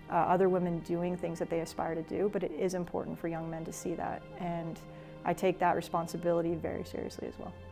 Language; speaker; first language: English; native; English